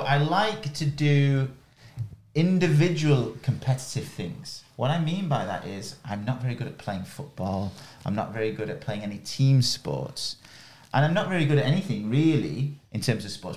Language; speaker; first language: English; native; English